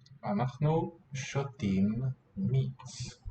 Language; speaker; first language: Hebrew; non-native, learner; English